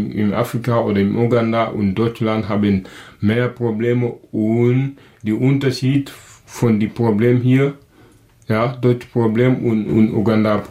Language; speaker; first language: German; non-native, local second language; Wolof